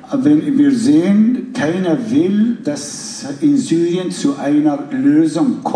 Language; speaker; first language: German; non-native, fluent; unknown